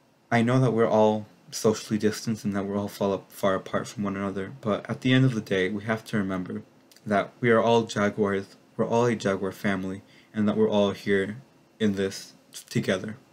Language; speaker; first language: English; native; English